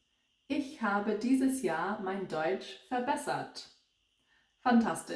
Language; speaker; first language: German; non-native, fluent; English